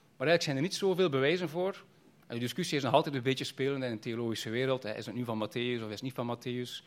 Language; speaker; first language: Dutch; native; Dutch